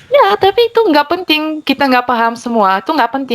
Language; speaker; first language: Indonesian; non-native, fluent; Bulgarian